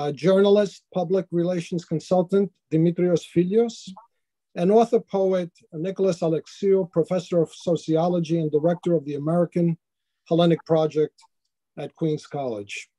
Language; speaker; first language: English; native; English